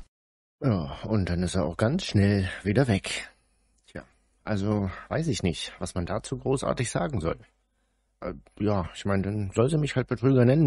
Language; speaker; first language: German; native; German